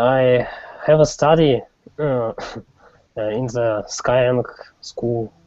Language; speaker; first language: English; non-native, learner; Russian